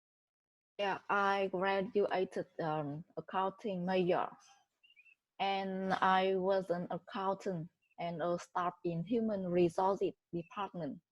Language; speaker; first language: English; non-native, learner; Vietnamese